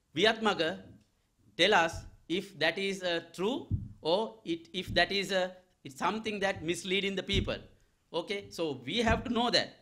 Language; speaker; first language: English; non-native, local second language; Sinhala